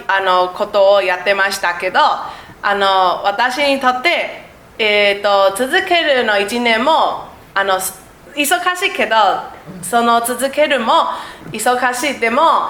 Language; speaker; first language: Japanese; non-native, learner; Chinese